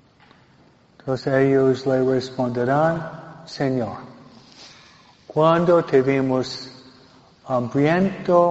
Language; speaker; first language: Spanish; non-native, fluent; English